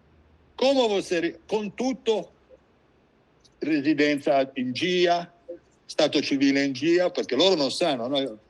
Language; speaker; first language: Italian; non-native, fluent; Portuguese